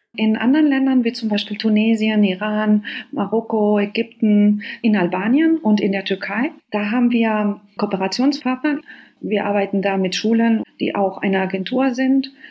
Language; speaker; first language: German; non-native, fluent; Spanish